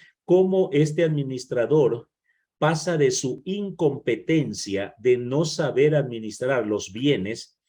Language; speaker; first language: Spanish; native; Spanish